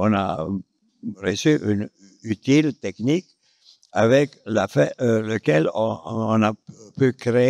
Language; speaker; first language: French; non-native, fluent; Romanian